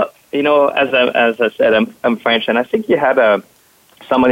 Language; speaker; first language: English; non-native, fluent; French